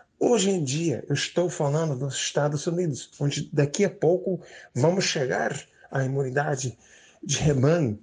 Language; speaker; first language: Portuguese; non-native, fluent; English